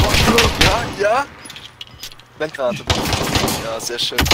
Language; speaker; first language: German; native; German